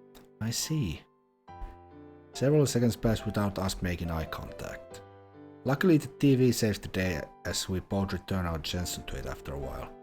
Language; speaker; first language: English; non-native, fluent; Finnish